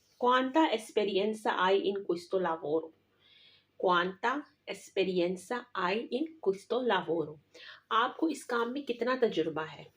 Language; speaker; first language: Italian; non-native, learner; Urdu